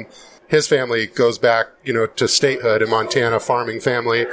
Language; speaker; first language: English; native; English